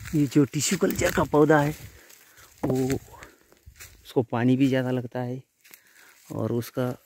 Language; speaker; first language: Hindi; non-native, local second language; Marathi